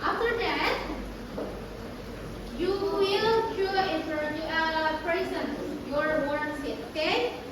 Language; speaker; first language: English; non-native, learner; Indonesian